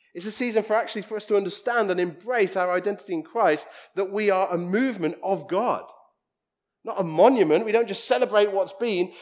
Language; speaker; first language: English; native; English